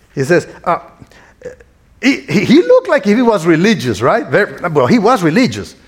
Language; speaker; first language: English; non-native, fluent; Spanish